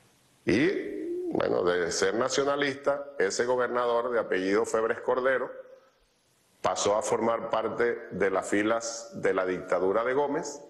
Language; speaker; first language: Spanish; native; Spanish